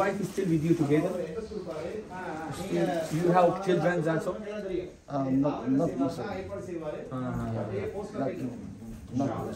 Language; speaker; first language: English; non-native, learner; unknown